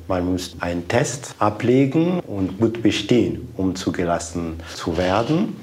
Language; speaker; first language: German; non-native, fluent; Lingala